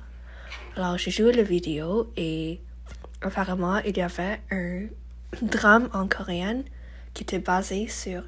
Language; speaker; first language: French; non-native, learner; English